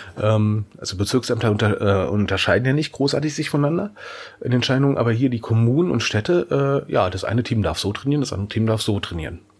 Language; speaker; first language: German; native; German